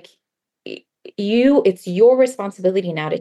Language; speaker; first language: English; early bilingual, other home language; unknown